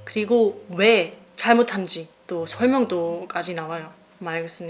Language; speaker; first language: Korean; non-native, fluent; German